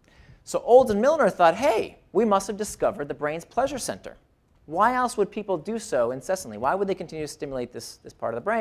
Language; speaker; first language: English; native; English